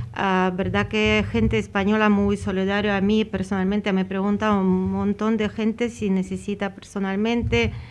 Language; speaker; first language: Spanish; non-native, fluent; Ukrainian